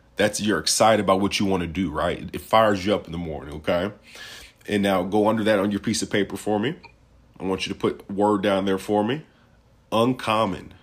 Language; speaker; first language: English; native; English